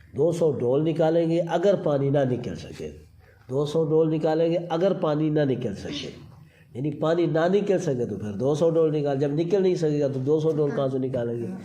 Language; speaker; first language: Urdu; non-native, local second language; Saraiki